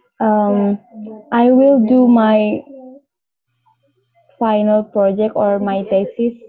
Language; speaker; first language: English; non-native, learner; Indonesian